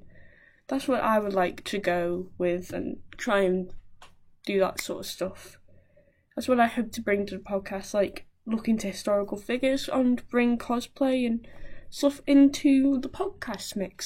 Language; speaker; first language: English; native; English